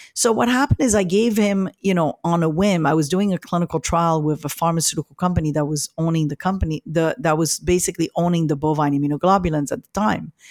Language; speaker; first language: English; early bilingual, other home language; French